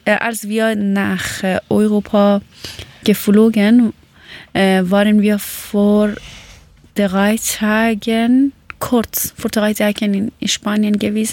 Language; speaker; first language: German; non-native, learner; Persian